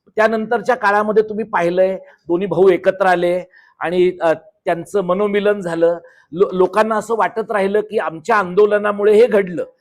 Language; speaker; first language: Marathi; native; Marathi